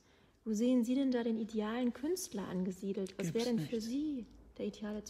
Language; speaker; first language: German; native; German